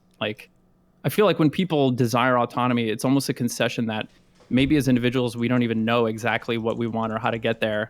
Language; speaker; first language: English; native; English